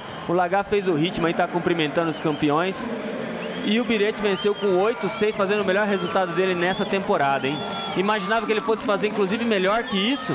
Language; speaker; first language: Portuguese; native; Portuguese